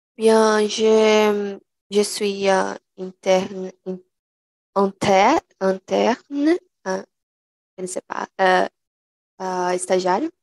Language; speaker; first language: French; non-native, learner; Portuguese